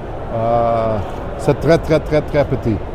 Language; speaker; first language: French; non-native, local second language; Dutch